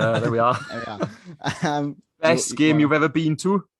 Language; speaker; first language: English; native; English